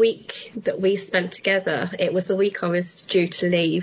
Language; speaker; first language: English; native; English